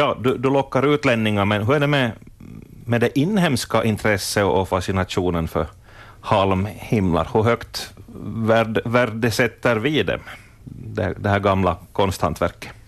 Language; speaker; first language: Swedish; native; Swedish